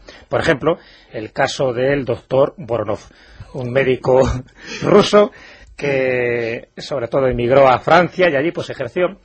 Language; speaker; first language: Spanish; native; Spanish